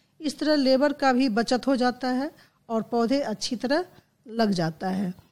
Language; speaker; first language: Hindi; native; Hindi